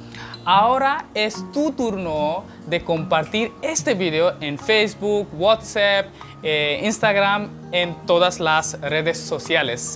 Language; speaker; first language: Spanish; non-native, learner; Hindi